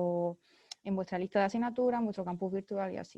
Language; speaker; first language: Spanish; native; Spanish